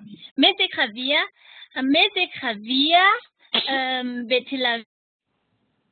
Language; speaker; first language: Hebrew; non-native, learner; German